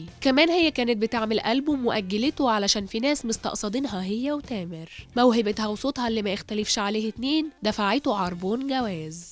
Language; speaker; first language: Arabic; native; Arabic